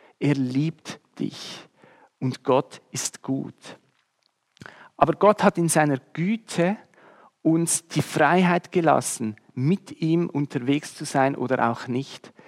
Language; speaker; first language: German; native; German